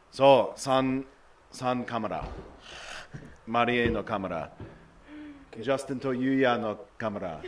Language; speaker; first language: Japanese; non-native, learner; English